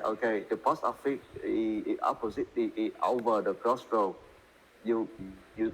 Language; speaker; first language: English; non-native, learner; Vietnamese